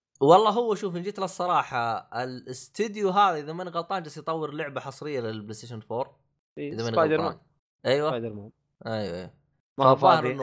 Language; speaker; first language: Arabic; native; Arabic